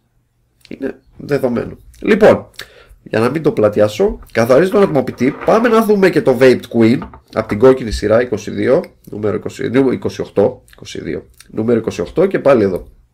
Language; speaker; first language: Greek; native; Greek